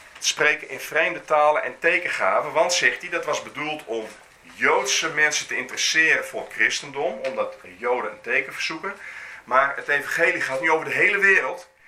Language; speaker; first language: Dutch; native; Dutch